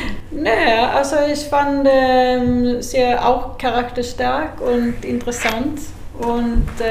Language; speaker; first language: German; non-native, fluent; Swedish